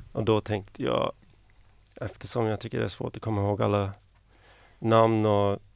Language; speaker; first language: Swedish; non-native, fluent; English